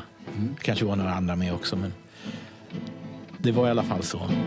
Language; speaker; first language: Swedish; native; Swedish